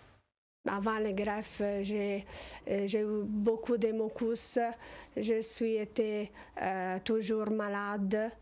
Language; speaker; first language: French; non-native, learner; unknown